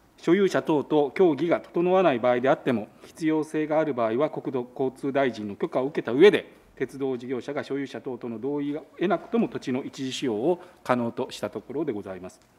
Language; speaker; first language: Japanese; native; Japanese